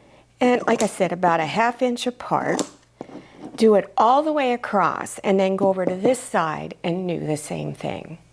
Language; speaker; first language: English; native; English